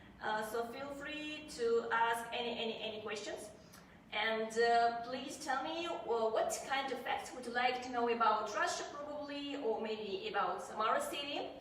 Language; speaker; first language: English; non-native, fluent; Russian